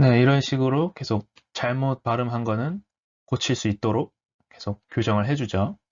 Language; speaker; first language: Korean; native; Korean